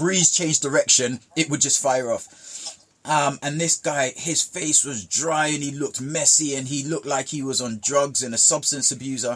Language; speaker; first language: English; early bilingual, other home language; Jamaican Creole English